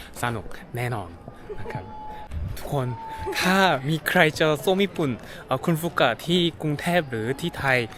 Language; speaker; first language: Thai; non-native, fluent; Korean